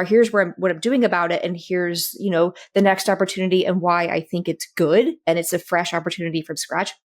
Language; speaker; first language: English; native; English